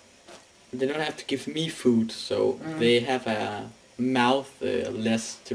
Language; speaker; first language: English; non-native, learner; Danish